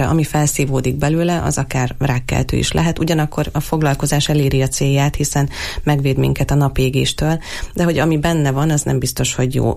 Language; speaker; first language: Hungarian; native; Hungarian